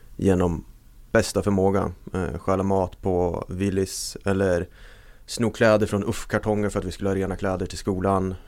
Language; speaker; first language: Swedish; native; Swedish